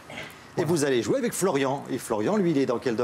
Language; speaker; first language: French; native; French